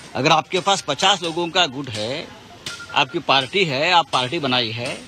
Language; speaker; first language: Hindi; non-native, local second language; Marathi